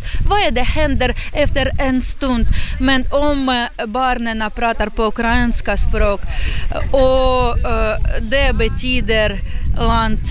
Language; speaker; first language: Swedish; non-native, learner; Ukrainian